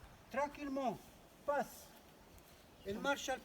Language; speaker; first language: French; non-native, learner; Italian